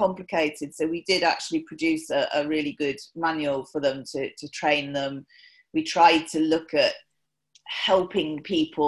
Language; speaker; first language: English; native; English